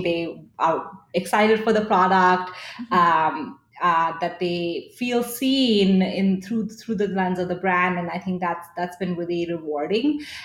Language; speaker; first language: English; non-native, local second language; Hindi